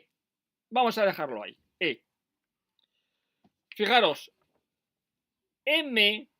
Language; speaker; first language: Spanish; non-native, fluent; French